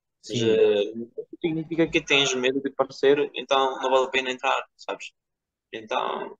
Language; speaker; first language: Portuguese; non-native, fluent; Georgian